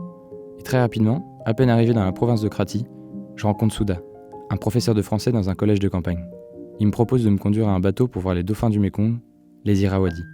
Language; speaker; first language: French; native; French